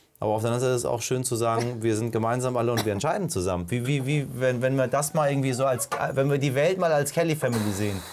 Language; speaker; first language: German; native; German